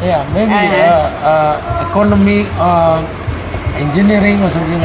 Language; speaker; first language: English; non-native, learner; Indonesian